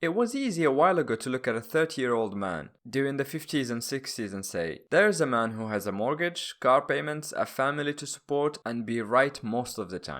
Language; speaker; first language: English; non-native, fluent; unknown